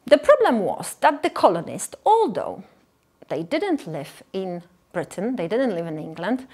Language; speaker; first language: English; non-native, fluent; Polish